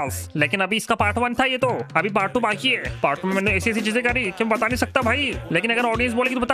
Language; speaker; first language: Hindi; native; Hindi